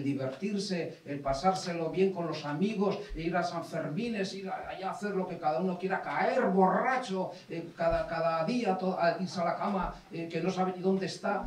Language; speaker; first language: Spanish; native; Spanish